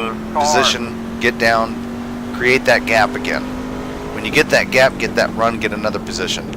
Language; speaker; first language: English; native; English